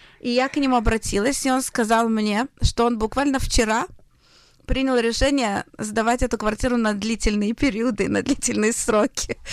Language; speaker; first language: Russian; early bilingual, heritage; Hebrew